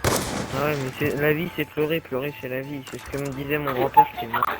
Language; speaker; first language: French; native; French